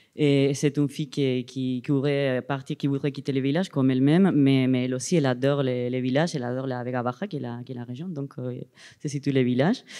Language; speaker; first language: French; non-native, fluent; Spanish